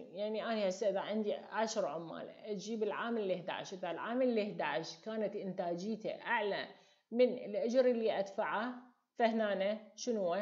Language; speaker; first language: Arabic; native; Arabic